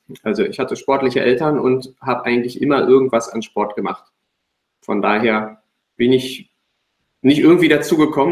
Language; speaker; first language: German; native; German